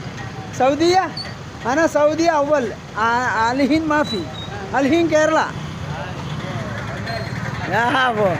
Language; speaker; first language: Arabic; non-native, learner; Malayalam